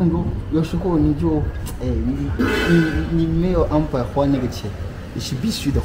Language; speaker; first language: Chinese; non-native, learner; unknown